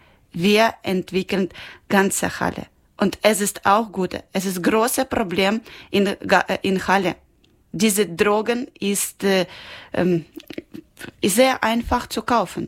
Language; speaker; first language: German; non-native, learner; Ukrainian